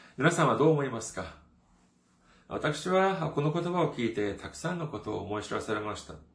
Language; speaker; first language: Japanese; non-native, fluent; Korean